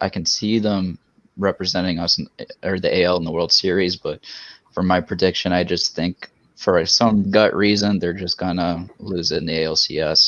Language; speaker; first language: English; native; English